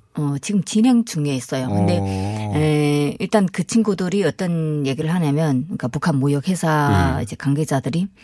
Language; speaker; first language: Korean; native; Korean